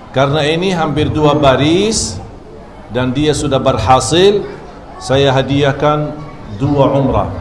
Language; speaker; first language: Malay; non-native, fluent; Arabic